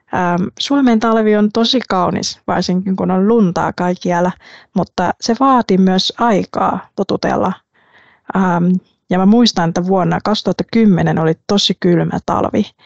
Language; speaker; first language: Finnish; non-native, fluent; Vietnamese